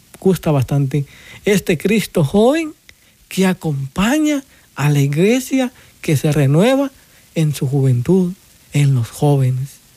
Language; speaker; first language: Spanish; native; Spanish